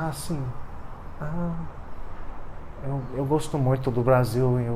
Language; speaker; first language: Portuguese; non-native, fluent; English